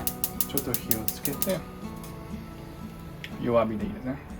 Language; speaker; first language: Japanese; non-native, fluent; Italian